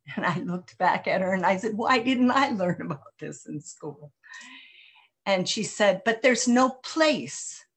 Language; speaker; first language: English; native; English